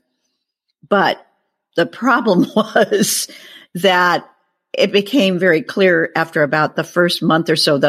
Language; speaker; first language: English; native; English